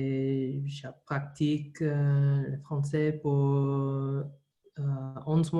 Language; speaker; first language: French; non-native, learner; English